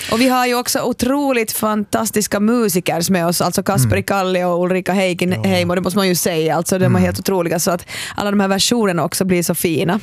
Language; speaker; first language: Swedish; native; Swedish